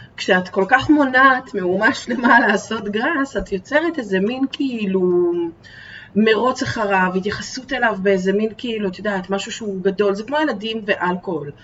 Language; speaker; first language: Hebrew; early bilingual, other home language; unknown